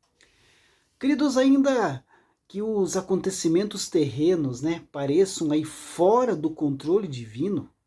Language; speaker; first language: Portuguese; native; Portuguese